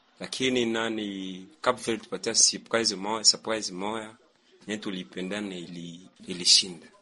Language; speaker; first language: Swahili; native; Swahili